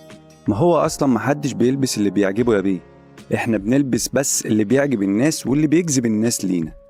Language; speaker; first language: Arabic; native; Arabic